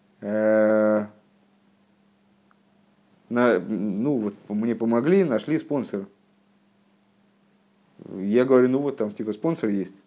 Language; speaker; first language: Russian; native; Russian